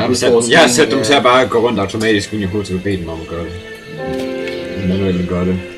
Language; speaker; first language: Danish; native; Danish